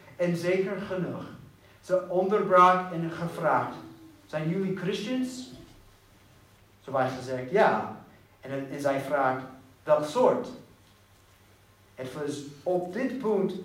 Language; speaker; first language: Dutch; non-native, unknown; English